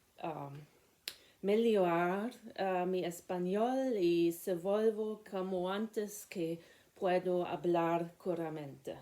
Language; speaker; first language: Spanish; non-native, learner; German